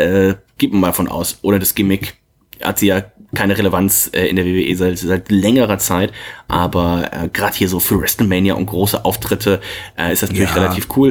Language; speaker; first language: German; native; German